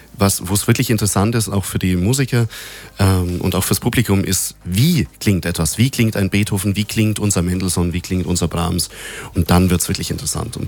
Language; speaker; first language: German; native; German